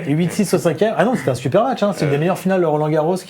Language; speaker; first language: French; native; French